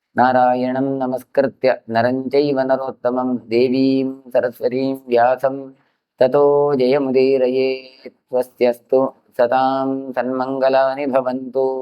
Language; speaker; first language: Kannada; non-native, local second language; Tulu